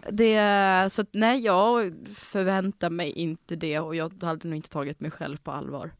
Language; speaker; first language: Swedish; early bilingual, other home language; Russian